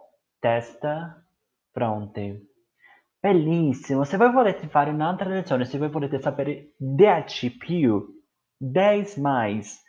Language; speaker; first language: Italian; non-native, learner; Portuguese